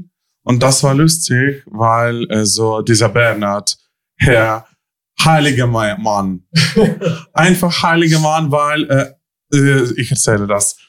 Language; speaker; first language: German; non-native, learner; Ukrainian